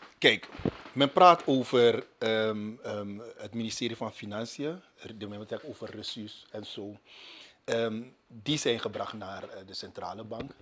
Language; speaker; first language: Dutch; native; Dutch